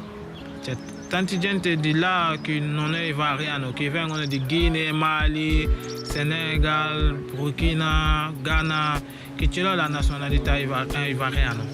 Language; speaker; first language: Italian; non-native, learner; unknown